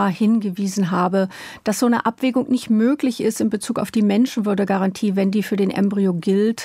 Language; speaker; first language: German; native; German